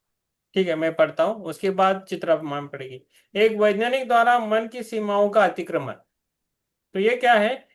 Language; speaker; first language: Hindi; native; Hindi